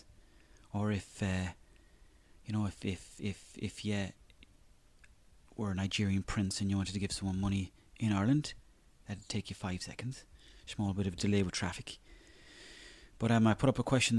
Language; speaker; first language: English; native; English